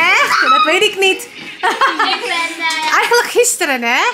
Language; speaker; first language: Dutch; non-native, learner; Indonesian